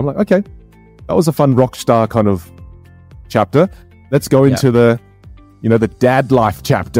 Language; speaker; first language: English; native; English